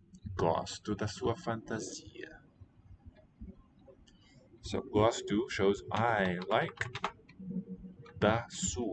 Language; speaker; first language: Portuguese; non-native, learner; English